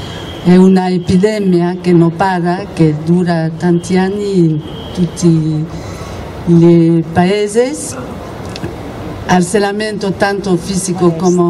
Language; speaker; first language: Italian; non-native, learner; Spanish